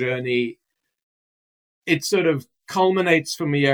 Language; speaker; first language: English; native; English